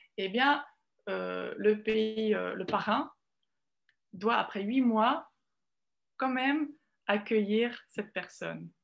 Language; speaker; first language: French; non-native, fluent; Italian